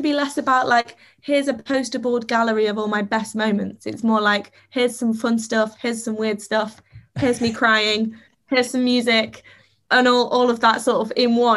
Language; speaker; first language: English; native; English